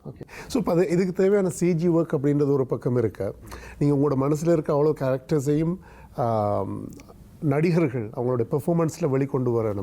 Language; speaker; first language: Tamil; native; Tamil